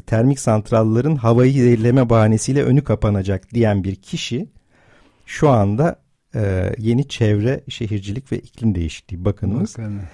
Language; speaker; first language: Turkish; native; Turkish